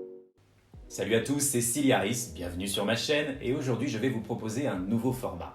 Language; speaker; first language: French; native; French